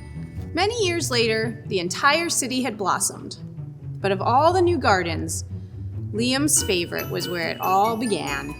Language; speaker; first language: English; native; English